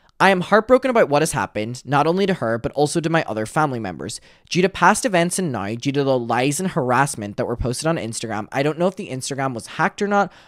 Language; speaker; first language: English; native; English